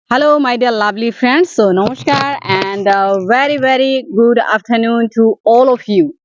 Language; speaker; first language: English; non-native, learner; Bangla